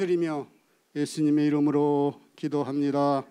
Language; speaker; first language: Korean; native; Korean